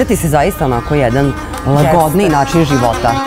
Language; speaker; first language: Serbian; native; Serbian